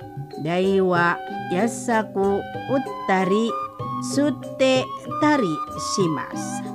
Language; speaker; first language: Japanese; non-native, fluent; Indonesian